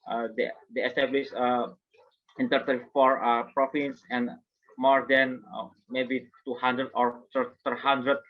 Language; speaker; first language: English; non-native, fluent; Indonesian